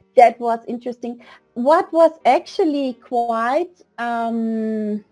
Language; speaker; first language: English; non-native, fluent; German